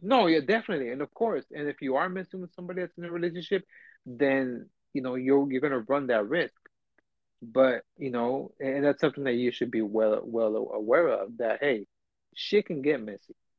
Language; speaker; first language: English; early bilingual, other home language; Spanish